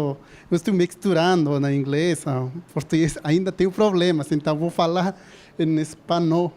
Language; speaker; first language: Portuguese; non-native, learner; Spanish